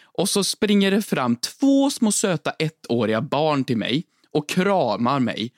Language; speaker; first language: Swedish; native; Swedish